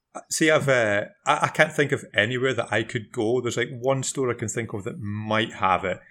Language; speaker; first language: English; native; English